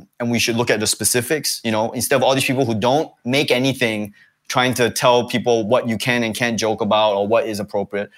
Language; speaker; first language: English; native; English